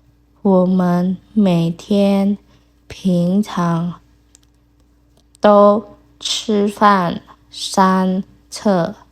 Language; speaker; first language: Chinese; non-native, fluent; Indonesian